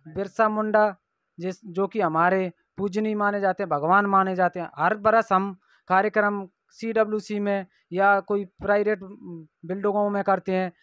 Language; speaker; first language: Hindi; native; Hindi